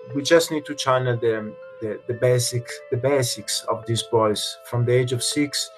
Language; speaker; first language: English; non-native, fluent; Italian